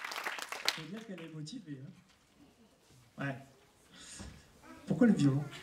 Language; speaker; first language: French; native; French